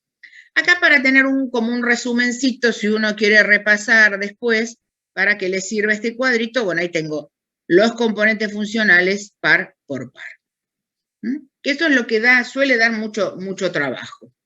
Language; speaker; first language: Spanish; native; Spanish